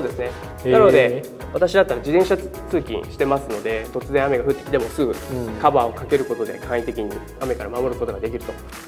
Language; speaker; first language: Japanese; native; Japanese